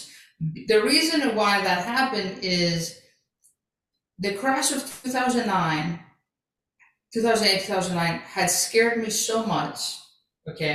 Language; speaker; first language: English; early bilingual, other home language; Greek